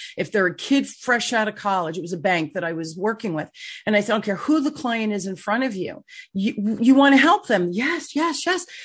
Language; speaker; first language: English; native; English